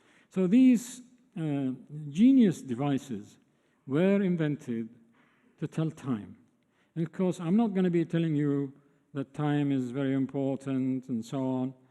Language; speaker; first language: English; non-native, fluent; Arabic